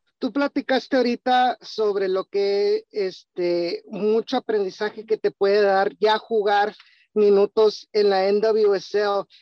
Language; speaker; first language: Spanish; native; Spanish